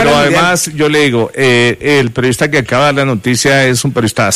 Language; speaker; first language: Spanish; native; Spanish